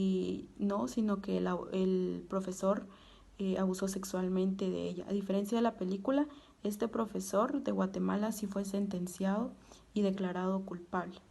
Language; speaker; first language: Spanish; native; Spanish